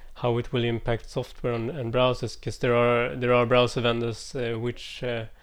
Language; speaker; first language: English; non-native, fluent; Swedish